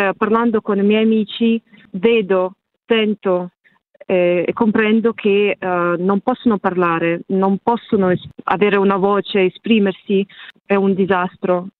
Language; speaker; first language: Italian; non-native, fluent; Russian